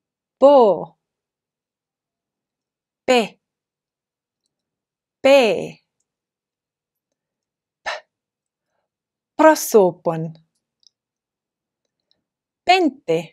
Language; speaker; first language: Greek; non-native, fluent; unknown